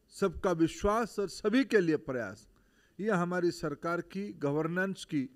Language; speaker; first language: Hindi; non-native, local second language; Odia